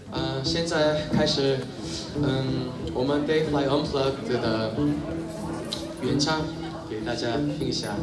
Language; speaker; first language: Chinese; non-native, fluent; Korean